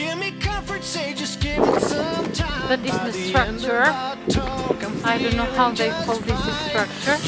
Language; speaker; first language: English; non-native, local second language; Filipino